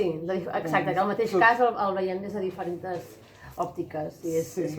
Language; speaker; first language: Catalan; native; Catalan